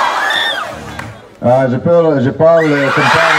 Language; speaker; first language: French; non-native, learner; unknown